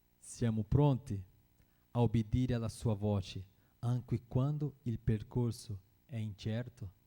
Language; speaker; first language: Italian; non-native, fluent; Portuguese